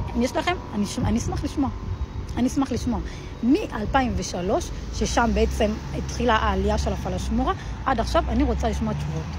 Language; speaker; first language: Hebrew; early bilingual, other home language; Amharic